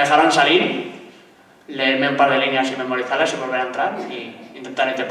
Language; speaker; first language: Spanish; native; Spanish